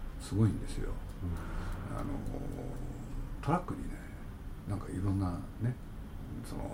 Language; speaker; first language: Japanese; native; Japanese